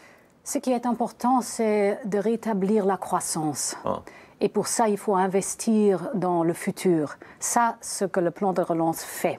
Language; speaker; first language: French; non-native, fluent; German